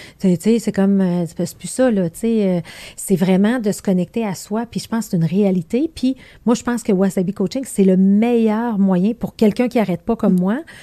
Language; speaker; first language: French; native; French